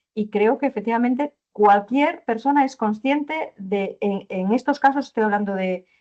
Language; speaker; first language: Spanish; native; Spanish